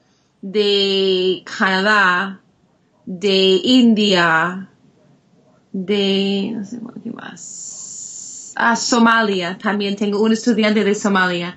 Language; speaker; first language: Spanish; non-native, fluent; English